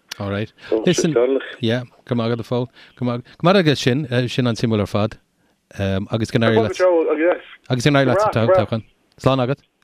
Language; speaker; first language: Irish; non-native, local second language; English